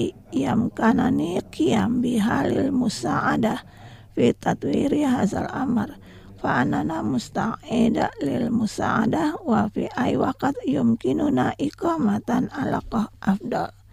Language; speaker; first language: Arabic; non-native, learner; Indonesian